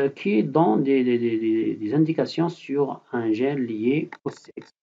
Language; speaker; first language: French; non-native, local second language; Arabic